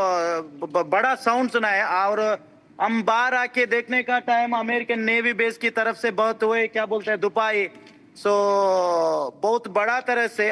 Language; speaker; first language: Hindi; non-native, local second language; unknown